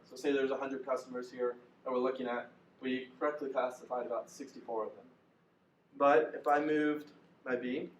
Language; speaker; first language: English; native; English